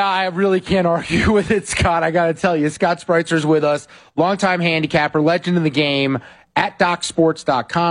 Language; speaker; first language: English; native; English